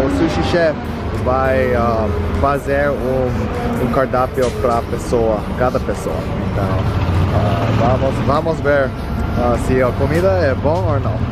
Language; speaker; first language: Portuguese; non-native, learner; English